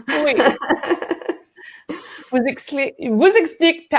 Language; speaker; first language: French; non-native, learner; English